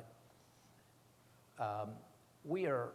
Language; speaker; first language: English; native; English